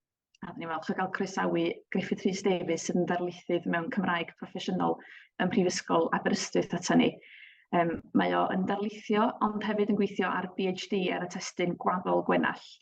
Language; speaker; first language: Welsh; native; Welsh